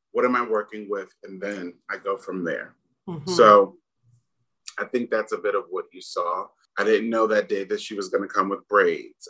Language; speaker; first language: English; native; English